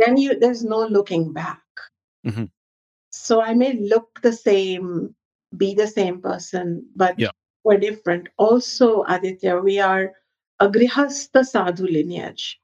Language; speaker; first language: English; non-native, local second language; Hindi